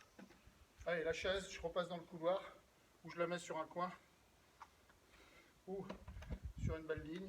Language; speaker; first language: French; native; French